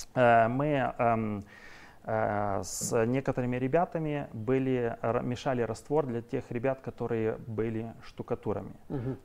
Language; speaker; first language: Russian; native; Russian